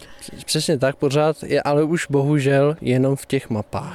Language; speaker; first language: Czech; native; Czech